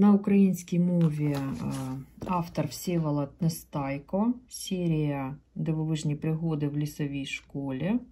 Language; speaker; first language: Ukrainian; non-native, local second language; Russian